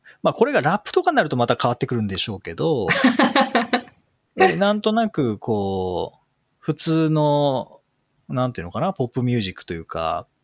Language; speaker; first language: Japanese; native; Japanese